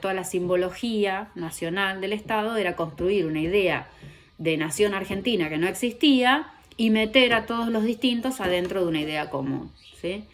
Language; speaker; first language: Spanish; native; Spanish